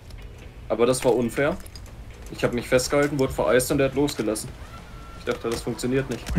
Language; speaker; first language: German; native; German